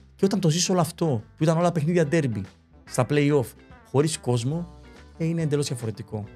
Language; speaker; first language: Greek; early bilingual, other home language; Spanish